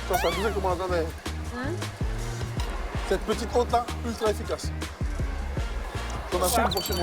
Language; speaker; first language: French; native; French